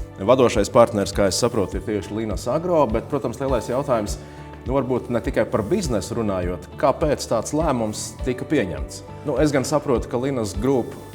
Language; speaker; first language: Latvian; native; Latvian